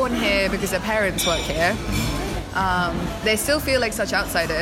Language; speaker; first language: English; early bilingual, other home language; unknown